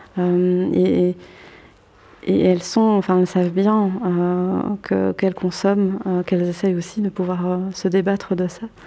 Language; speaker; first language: French; native; French